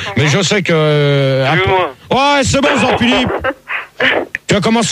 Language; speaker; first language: French; native; French